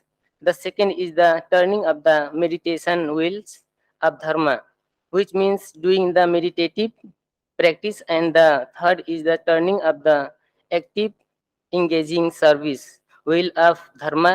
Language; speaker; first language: English; non-native, fluent; Thai